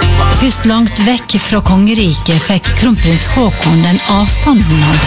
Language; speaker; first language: Norwegian; native; Norwegian